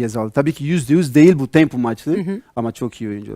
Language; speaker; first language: Turkish; non-native, learner; Portuguese